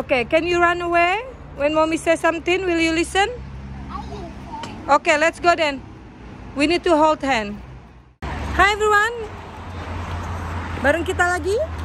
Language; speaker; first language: English; non-native, fluent; Indonesian